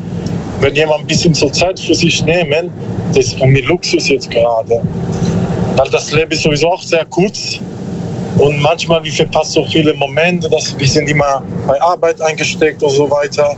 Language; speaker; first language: German; non-native, learner; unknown